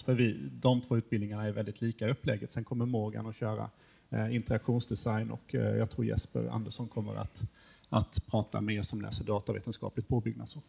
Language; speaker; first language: Swedish; native; Swedish